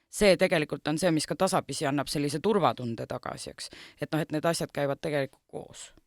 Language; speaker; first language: Estonian; native; Estonian